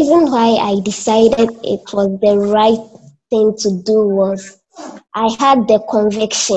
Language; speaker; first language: English; non-native, local second language; Akan